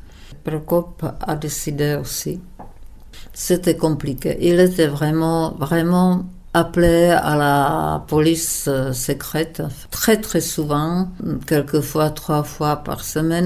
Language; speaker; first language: French; non-native, fluent; Czech